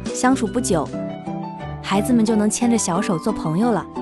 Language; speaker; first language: Chinese; native; Chinese